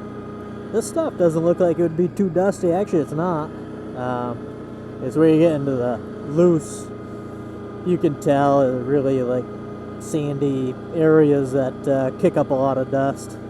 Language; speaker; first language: English; native; English